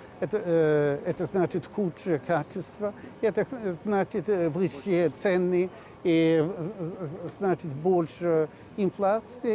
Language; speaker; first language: Russian; non-native, fluent; Swedish